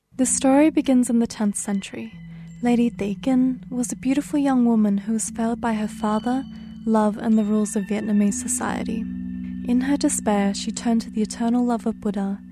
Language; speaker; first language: English; native; English